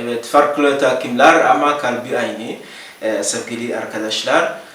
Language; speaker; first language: Turkish; non-native, learner; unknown